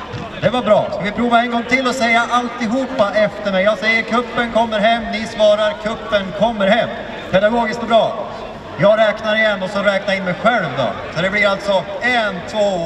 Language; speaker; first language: Swedish; native; Swedish